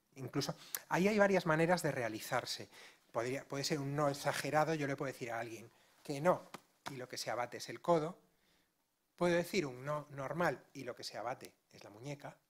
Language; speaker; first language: Spanish; non-native, local second language; Galician